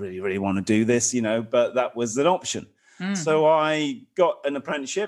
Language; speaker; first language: English; native; English